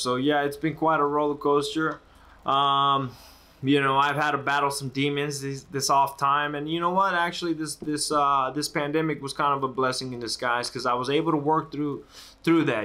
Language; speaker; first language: English; early bilingual, other home language; Spanish